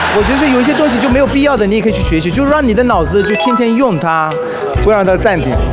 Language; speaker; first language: Chinese; non-native, fluent; Persian